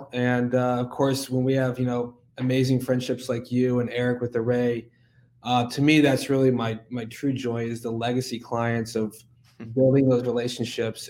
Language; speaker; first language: English; native; English